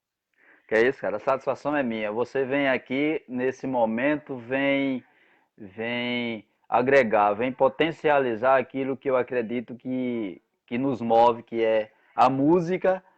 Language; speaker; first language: Portuguese; native; Portuguese